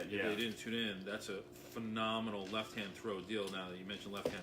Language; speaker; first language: English; native; English